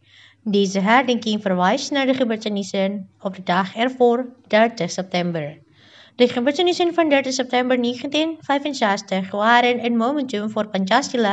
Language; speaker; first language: Dutch; non-native, learner; Indonesian